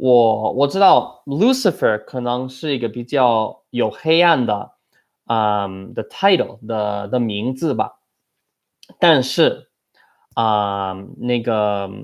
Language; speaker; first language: Chinese; non-native, learner; English